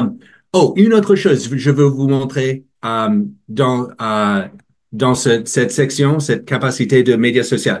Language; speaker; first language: French; non-native, learner; English